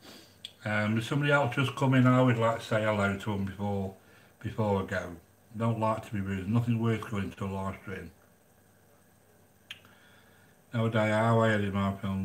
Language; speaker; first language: English; native; English